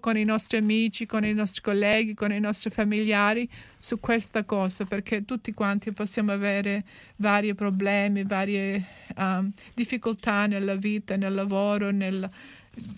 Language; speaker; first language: Italian; early bilingual, heritage; Italian